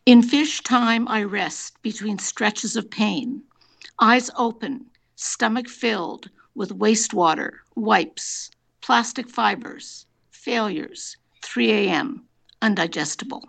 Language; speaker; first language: English; native; English